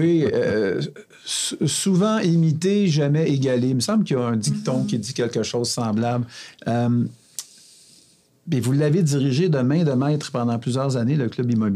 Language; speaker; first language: French; native; French